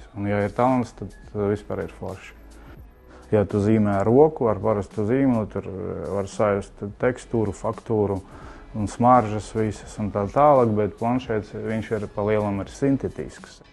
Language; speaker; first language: Latvian; non-native, local second language; Russian